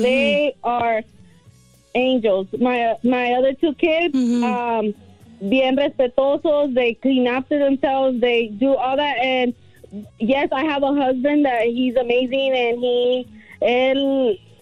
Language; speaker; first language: English; early bilingual, other home language; Spanish